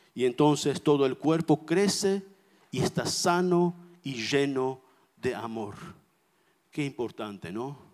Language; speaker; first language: Spanish; non-native, fluent; Armenian